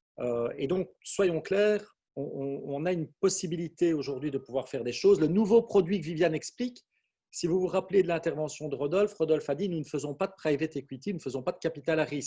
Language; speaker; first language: French; native; French